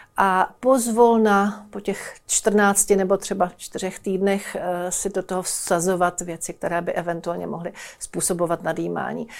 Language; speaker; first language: Czech; native; Czech